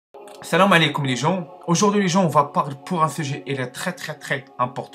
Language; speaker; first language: French; non-native, learner; Arabic